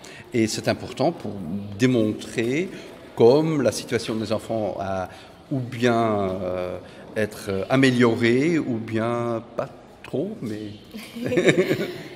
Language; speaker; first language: French; non-native, fluent; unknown